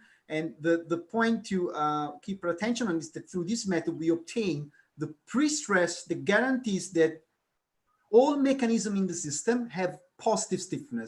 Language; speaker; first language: English; non-native, fluent; Italian